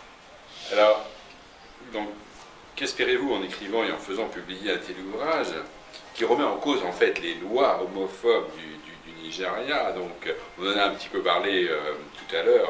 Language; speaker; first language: French; native; French